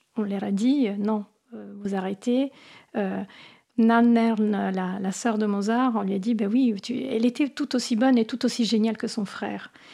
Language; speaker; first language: French; non-native, fluent; Italian